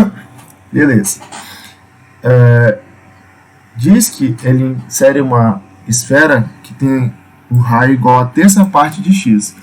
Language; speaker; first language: Portuguese; native; Portuguese